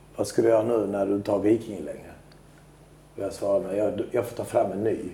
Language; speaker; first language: Swedish; early bilingual, other home language; Albanian